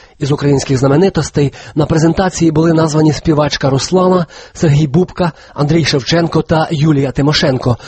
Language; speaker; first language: Ukrainian; native; Ukrainian